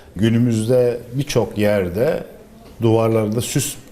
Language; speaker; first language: Turkish; native; Turkish